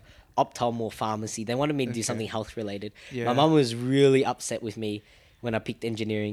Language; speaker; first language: English; non-native, local second language; Vietnamese